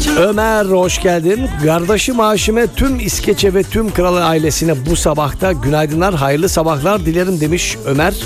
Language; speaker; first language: Turkish; native; Turkish